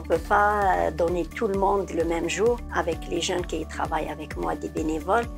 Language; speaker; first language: French; non-native, learner; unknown